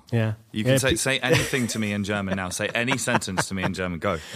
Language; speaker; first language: English; native; English